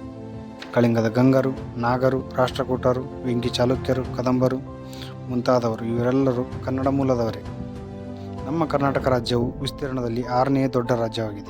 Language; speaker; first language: Kannada; native; Kannada